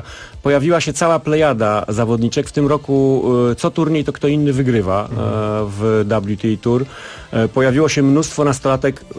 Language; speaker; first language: Polish; native; Polish